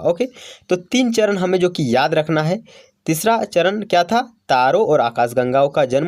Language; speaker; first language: Hindi; native; Hindi